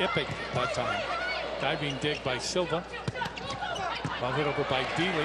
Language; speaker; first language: English; native; English